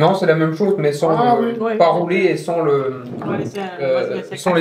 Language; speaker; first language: French; native; French